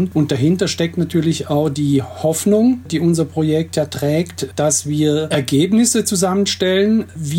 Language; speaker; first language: German; native; German